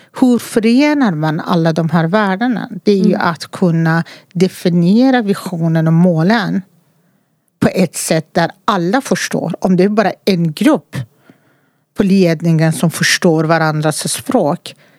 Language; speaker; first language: Swedish; non-native, fluent; Persian